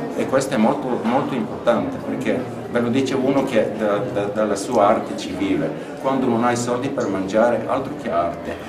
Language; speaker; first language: Italian; non-native, fluent; Bulgarian